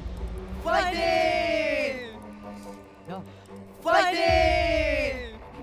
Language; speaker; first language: Japanese; native; Japanese